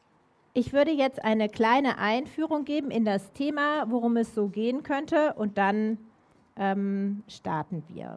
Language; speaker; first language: German; native; German